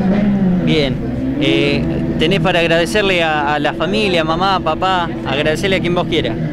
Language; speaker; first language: Spanish; native; Spanish